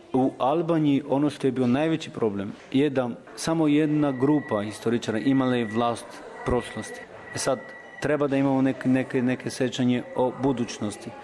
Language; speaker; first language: Serbian; non-native, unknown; Albanian